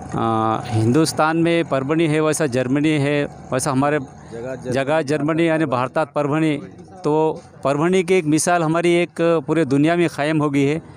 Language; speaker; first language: Hindi; non-native, local second language; Urdu